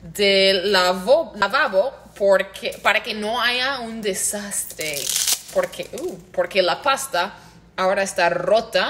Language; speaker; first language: Spanish; non-native, learner; English